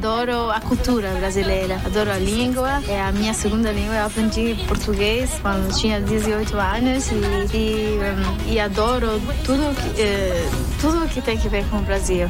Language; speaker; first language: Portuguese; non-native, fluent; Spanish